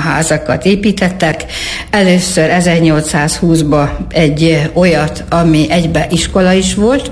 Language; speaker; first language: Hungarian; native; Hungarian